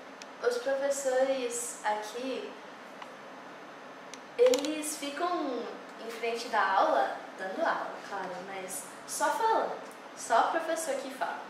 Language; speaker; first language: Portuguese; early bilingual, heritage; English